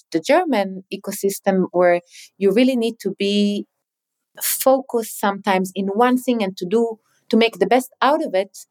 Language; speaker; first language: English; non-native, fluent; Hebrew